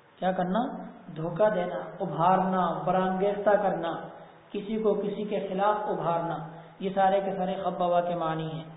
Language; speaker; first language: Urdu; native; Urdu